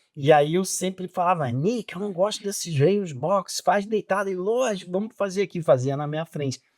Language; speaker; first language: Portuguese; native; Portuguese